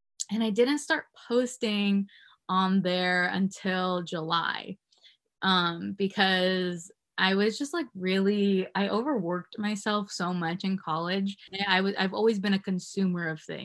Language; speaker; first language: English; native; English